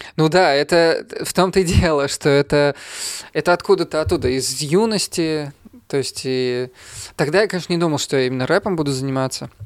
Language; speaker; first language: Russian; native; Russian